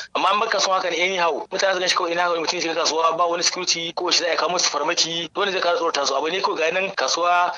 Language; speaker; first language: Hausa; non-native, local second language; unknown